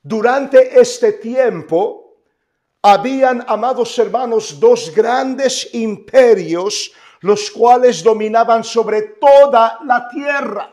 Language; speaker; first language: Spanish; native; Spanish